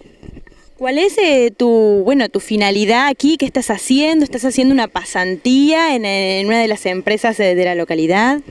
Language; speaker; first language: Spanish; native; Spanish